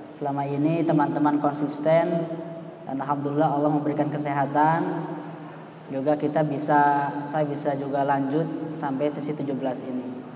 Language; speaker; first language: Indonesian; native; Indonesian